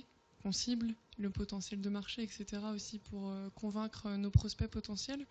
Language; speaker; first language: French; native; French